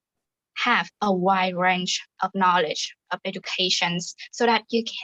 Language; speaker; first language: English; non-native, fluent; Vietnamese